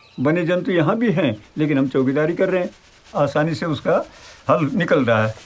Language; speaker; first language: Hindi; non-native, local second language; Garhwali